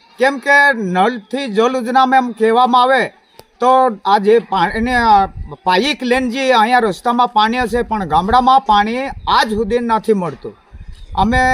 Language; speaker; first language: Gujarati; non-native, local second language; Bhili